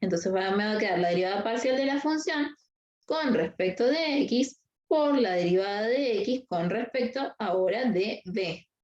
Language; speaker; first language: Spanish; native; Spanish